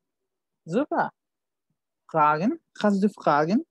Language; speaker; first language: German; non-native, fluent; Spanish